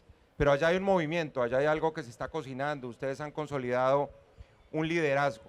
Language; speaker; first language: Spanish; native; Spanish